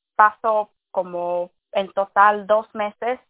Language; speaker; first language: Spanish; early bilingual, heritage; English